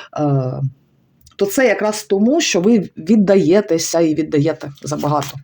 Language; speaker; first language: Ukrainian; non-native, local second language; Russian